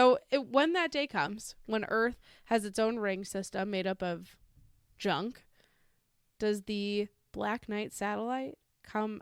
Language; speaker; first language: English; native; English